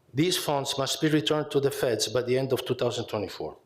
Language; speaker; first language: English; non-native, fluent; Italian